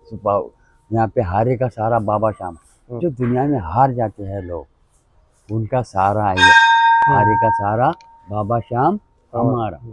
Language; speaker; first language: Hindi; non-native, local second language; Marathi